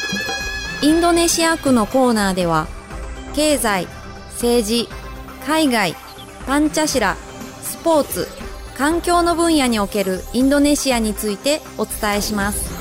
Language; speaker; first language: Japanese; non-native, fluent; Indonesian